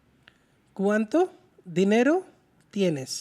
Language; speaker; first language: Spanish; non-native, learner; Hindi